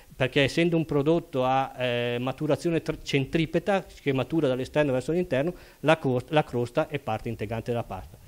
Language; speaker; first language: Italian; native; Italian